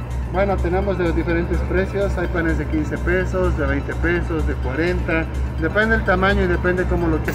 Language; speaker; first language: Spanish; native; Spanish